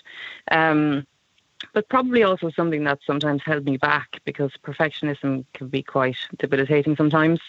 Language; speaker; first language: English; non-native, fluent; Swedish